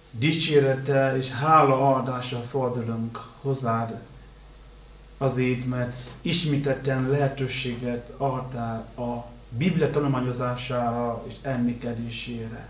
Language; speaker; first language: Hungarian; non-native, learner; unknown